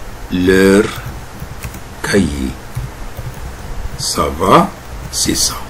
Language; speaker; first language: French; non-native, fluent; Arabic